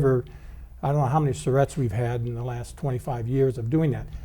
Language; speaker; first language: English; native; English